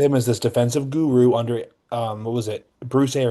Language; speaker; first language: English; native; English